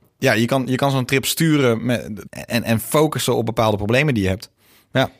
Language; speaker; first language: Dutch; native; Dutch